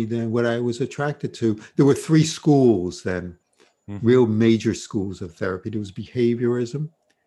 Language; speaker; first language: English; native; English